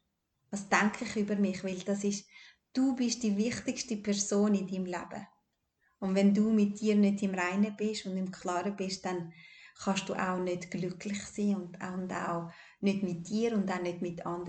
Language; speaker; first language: German; early bilingual, other home language; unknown